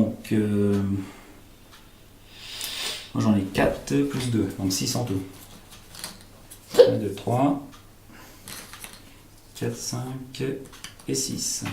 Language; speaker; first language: French; native; French